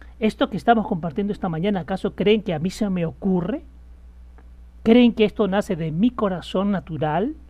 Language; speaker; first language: Spanish; native; Spanish